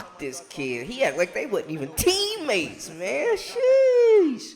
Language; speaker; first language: English; native; English